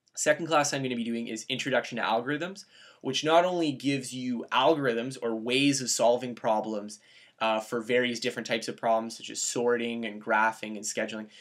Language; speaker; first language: English; native; English